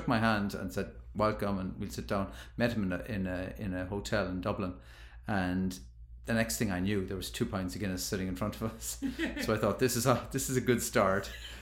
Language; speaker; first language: English; native; English